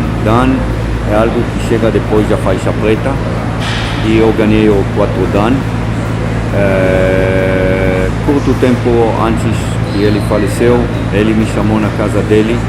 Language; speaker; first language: Portuguese; non-native, fluent; Hebrew